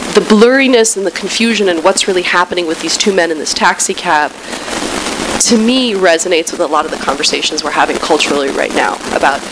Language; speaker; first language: English; early bilingual, other home language; Spanish